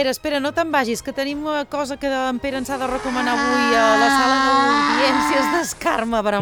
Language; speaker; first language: Catalan; native; Catalan